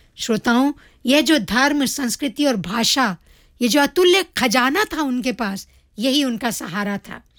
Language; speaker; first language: Hindi; early bilingual, heritage; Hindi